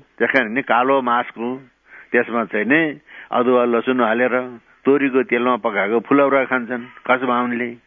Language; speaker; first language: Nepali; non-native, local second language; Gurung